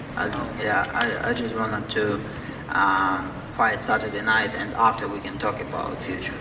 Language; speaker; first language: English; non-native, fluent; Ukrainian